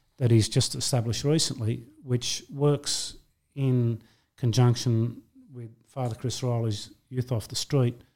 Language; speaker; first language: English; native; English